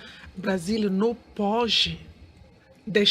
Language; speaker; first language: Portuguese; non-native, learner; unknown